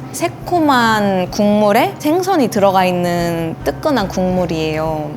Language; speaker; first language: Korean; early bilingual, other home language; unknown